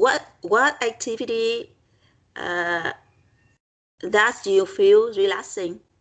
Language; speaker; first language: English; non-native, learner; Vietnamese